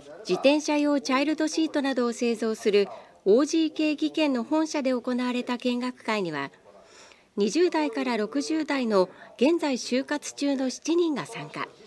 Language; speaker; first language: Japanese; native; Japanese